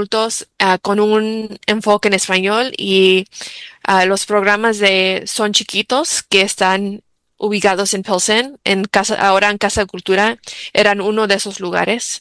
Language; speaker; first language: Spanish; early bilingual, heritage; English